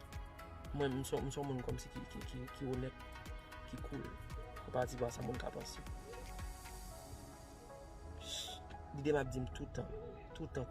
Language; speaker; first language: French; non-native, local second language; Haitian Creole